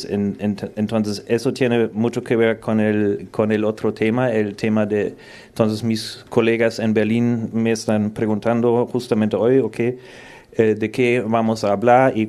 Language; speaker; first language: Spanish; non-native, fluent; German